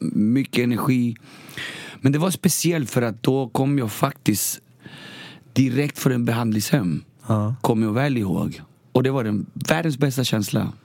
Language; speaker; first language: Swedish; early bilingual, other home language; Spanish